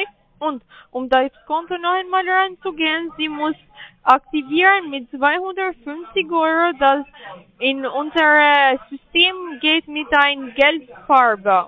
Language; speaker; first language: German; non-native, learner; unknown